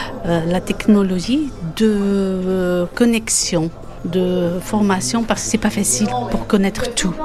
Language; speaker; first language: French; non-native, fluent; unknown